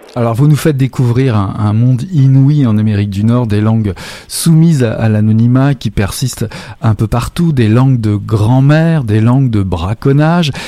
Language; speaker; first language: French; native; French